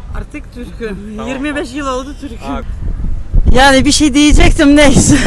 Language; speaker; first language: Turkish; non-native, fluent; Ukrainian